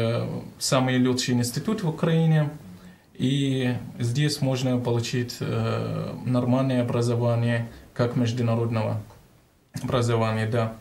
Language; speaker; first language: Russian; non-native, learner; Arabic